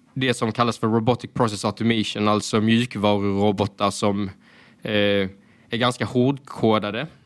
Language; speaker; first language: Swedish; native; Swedish